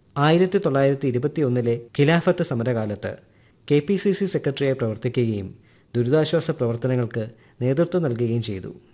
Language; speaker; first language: Malayalam; native; Malayalam